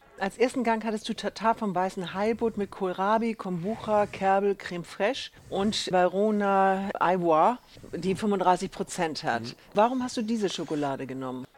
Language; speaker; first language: German; native; German